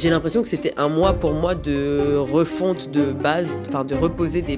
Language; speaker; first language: French; native; French